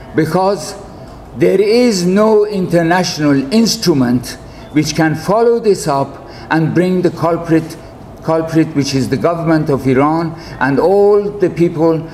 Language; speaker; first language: English; non-native, fluent; Persian